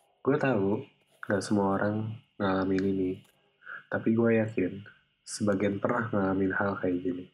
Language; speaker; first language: Indonesian; native; Indonesian